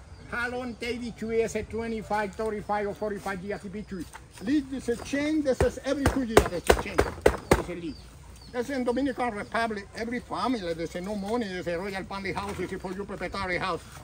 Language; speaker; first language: English; non-native, learner; Spanish